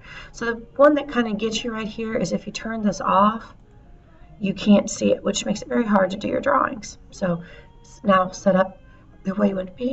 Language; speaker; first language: English; native; English